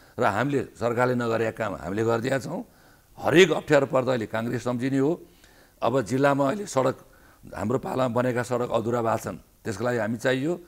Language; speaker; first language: Nepali; native; Nepali